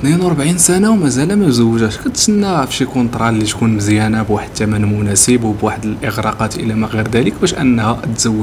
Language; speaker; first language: Arabic; native; Arabic